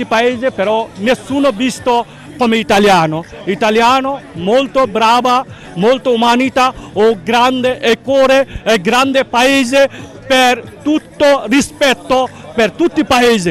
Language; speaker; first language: Italian; non-native, learner; Bangla